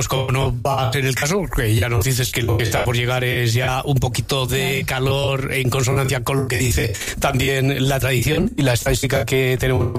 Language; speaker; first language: Spanish; native; Spanish